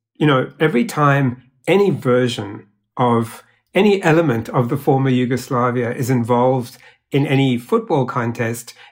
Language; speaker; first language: English; native; English